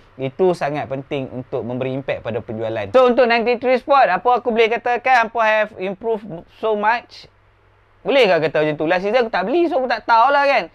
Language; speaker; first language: Malay; native; Malay